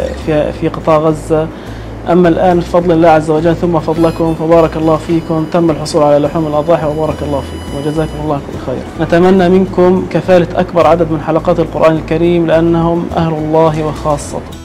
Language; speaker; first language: Arabic; native; Arabic